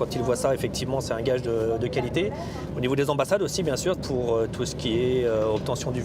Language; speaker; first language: French; native; French